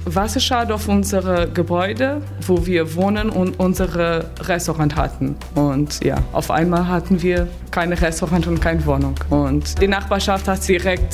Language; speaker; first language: German; non-native, fluent; Portuguese